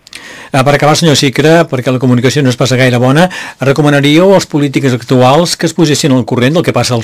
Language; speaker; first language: Catalan; native; Catalan